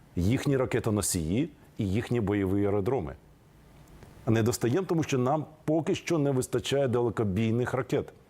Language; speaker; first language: Ukrainian; native; Ukrainian